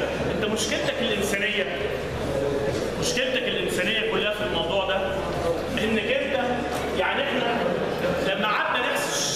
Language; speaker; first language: Arabic; native; Arabic